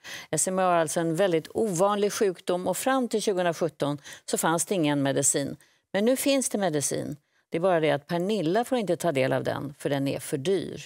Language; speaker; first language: Swedish; native; Swedish